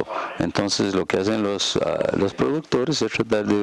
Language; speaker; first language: Spanish; non-native, fluent; German